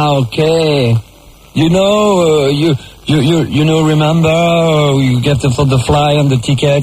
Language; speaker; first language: English; non-native, learner; French